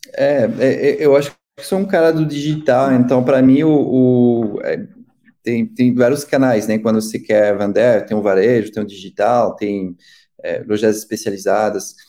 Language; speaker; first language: Portuguese; non-native, fluent; French